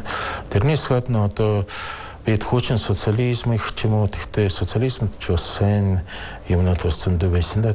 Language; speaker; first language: Mongolian; non-native, fluent; Russian